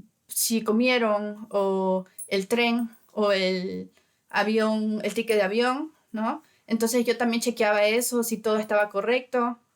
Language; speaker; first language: Spanish; early bilingual, heritage; Spanish